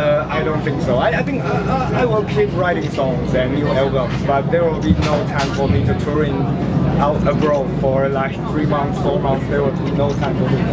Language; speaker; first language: English; non-native, fluent; Chinese